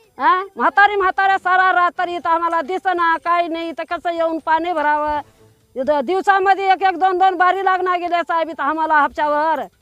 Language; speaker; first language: Marathi; non-native, local second language; Lambadi